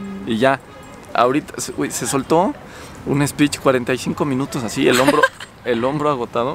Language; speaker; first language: Spanish; native; Spanish